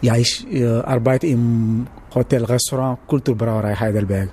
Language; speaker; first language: German; non-native, learner; Wolof